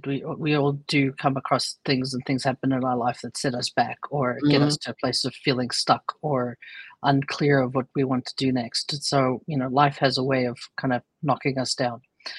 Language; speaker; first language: English; native; English